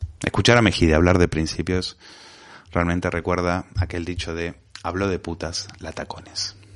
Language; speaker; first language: Spanish; native; Spanish